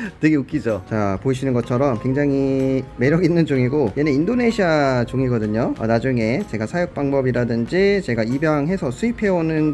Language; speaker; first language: Korean; native; Korean